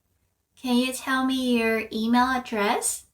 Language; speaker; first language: English; non-native, fluent; Korean